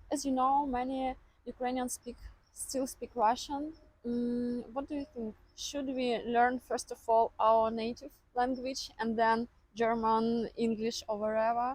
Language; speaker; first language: English; non-native, learner; Ukrainian